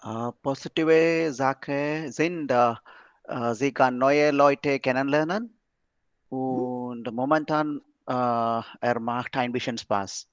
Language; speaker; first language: German; non-native, learner; Tamil